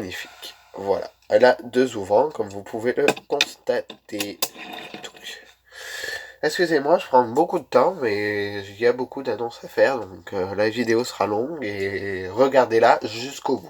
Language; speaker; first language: French; native; French